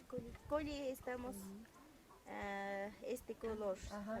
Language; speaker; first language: Spanish; non-native, local second language; Quechua